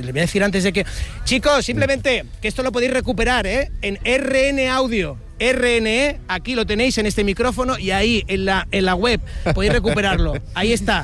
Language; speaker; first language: Spanish; native; Spanish